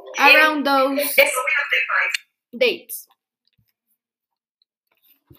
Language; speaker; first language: English; non-native, fluent; Spanish